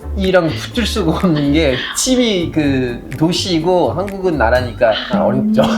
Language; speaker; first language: Korean; non-native, fluent; French